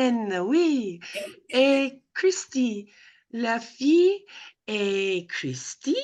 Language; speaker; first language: French; non-native, fluent; English